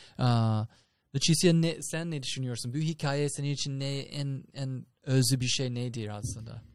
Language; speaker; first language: Turkish; non-native, fluent; English